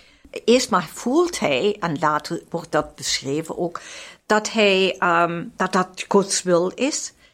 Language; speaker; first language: Dutch; non-native, fluent; German